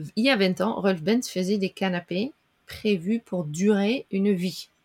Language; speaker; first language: French; non-native, fluent; Dutch